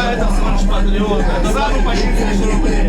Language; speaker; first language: Russian; native; Russian